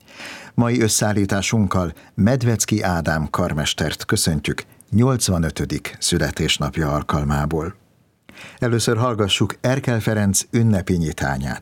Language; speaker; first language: Hungarian; native; Hungarian